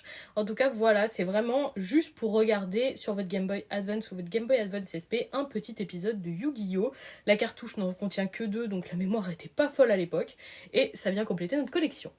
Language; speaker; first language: French; native; French